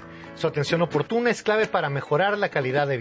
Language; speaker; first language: Spanish; native; Spanish